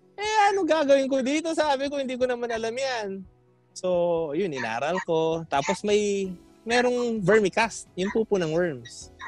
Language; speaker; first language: Filipino; non-native, local second language; Pampanga